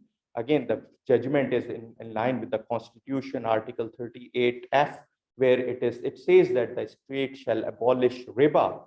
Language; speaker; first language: English; non-native, local second language; Urdu